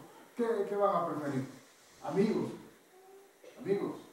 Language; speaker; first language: Spanish; non-native, fluent; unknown